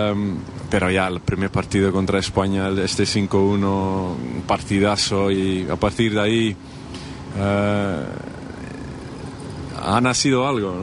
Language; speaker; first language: Spanish; non-native, fluent; Dutch